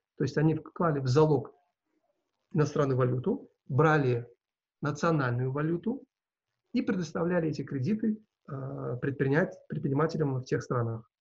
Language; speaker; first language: Russian; non-native, local second language; Uzbek